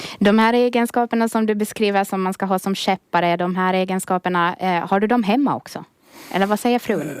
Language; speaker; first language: Swedish; native; Swedish